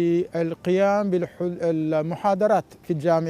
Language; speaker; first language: Arabic; non-native, fluent; Japanese